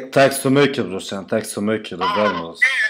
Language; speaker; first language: Swedish; native; Swedish